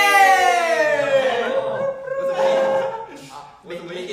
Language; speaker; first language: Chinese; non-native, fluent; Thai